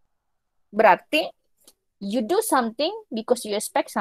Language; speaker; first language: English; non-native, fluent; Indonesian